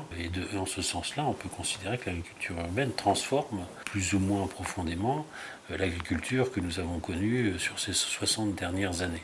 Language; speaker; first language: French; native; French